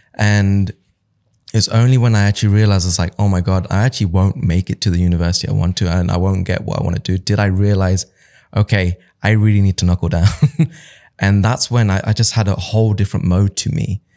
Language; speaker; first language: English; early bilingual, other home language; Hindi